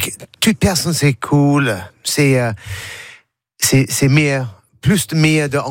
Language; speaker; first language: French; non-native, learner; English